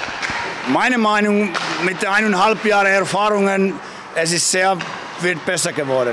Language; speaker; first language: German; non-native, fluent; Finnish